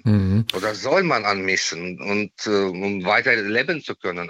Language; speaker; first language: German; non-native, fluent; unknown